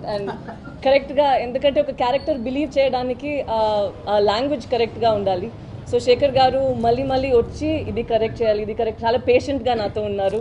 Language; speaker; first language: Telugu; non-native, fluent; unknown